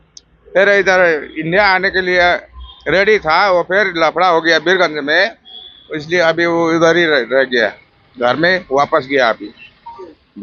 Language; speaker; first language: Hindi; non-native, learner; Nepali